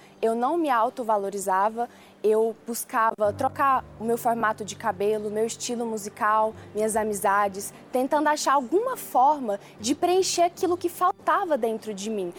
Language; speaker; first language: Portuguese; early bilingual, other home language; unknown